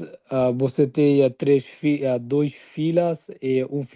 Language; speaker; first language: Portuguese; non-native, learner; Bangla